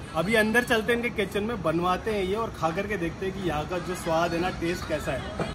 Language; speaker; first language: Hindi; native; Hindi